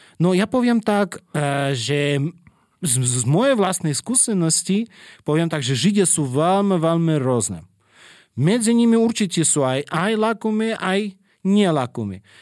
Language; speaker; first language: Slovak; non-native, fluent; Russian